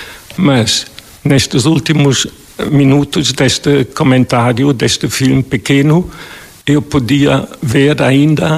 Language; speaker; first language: Portuguese; non-native, fluent; German